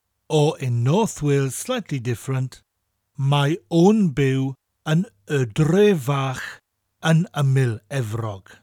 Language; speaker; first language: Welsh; non-native, fluent; English